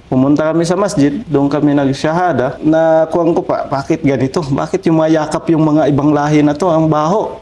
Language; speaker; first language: Filipino; non-native, local second language; Waray